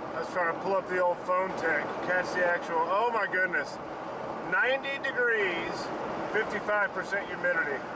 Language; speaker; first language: English; native; English